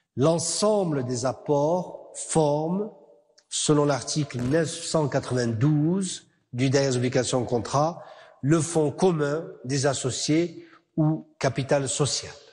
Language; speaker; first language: French; non-native, local second language; Arabic